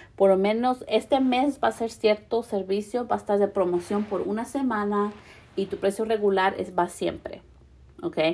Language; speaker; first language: Spanish; early bilingual, heritage; Spanish